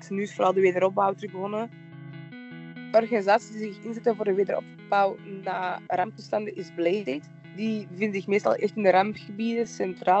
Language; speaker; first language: Dutch; native; Dutch